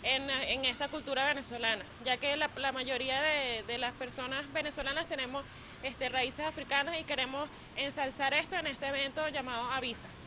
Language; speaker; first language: Spanish; native; Spanish